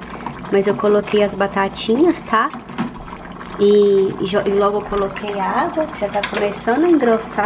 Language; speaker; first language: Portuguese; native; Portuguese